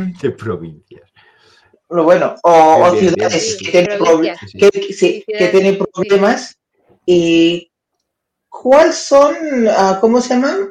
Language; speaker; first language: Spanish; non-native, fluent; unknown